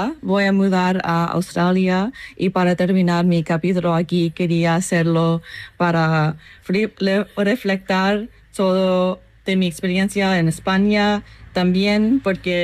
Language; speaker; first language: Spanish; non-native, fluent; English